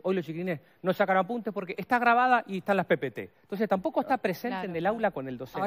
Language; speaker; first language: Spanish; native; Spanish